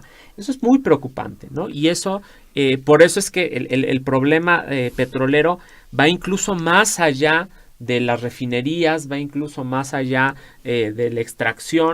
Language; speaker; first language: Spanish; native; Spanish